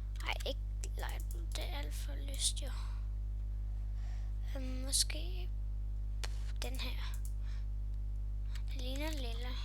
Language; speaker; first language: Danish; native; Danish